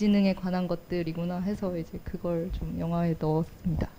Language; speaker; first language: Korean; native; Korean